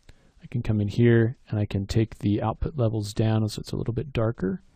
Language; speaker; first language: English; native; English